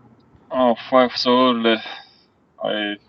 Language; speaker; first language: English; non-native, learner; Ukrainian